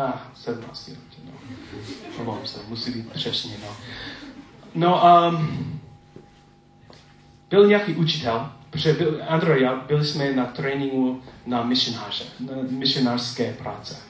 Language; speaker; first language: Czech; non-native, learner; English